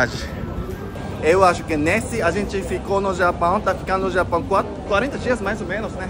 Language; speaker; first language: Portuguese; non-native, fluent; Japanese